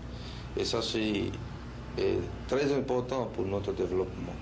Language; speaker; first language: French; non-native, fluent; Spanish